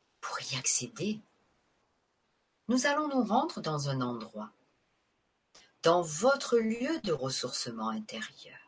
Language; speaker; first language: French; native; French